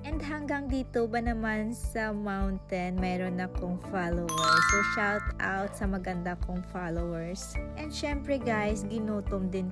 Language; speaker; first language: Filipino; non-native, local second language; Hiligaynon